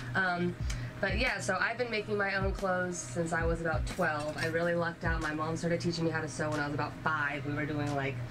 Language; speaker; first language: English; native; English